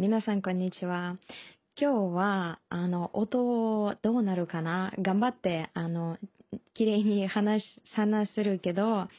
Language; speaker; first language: Japanese; non-native, learner; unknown